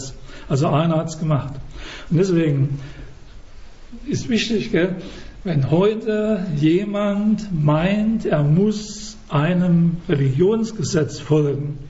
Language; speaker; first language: German; native; German